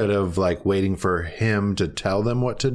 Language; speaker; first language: English; native; English